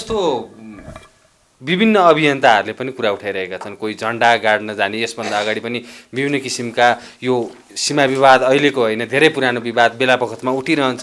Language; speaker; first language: Nepali; native; Nepali